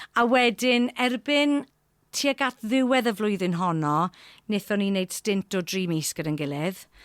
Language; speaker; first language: Welsh; non-native, local second language; English